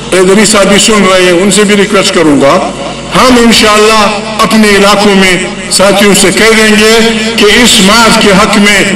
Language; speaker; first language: Urdu; non-native, local second language; Pashto